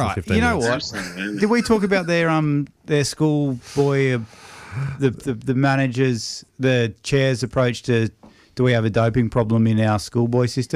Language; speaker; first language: English; native; English